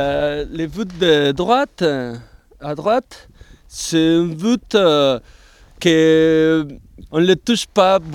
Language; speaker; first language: French; non-native, fluent; Spanish